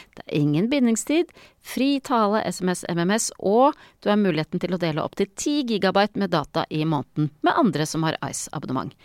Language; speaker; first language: Norwegian; native; Norwegian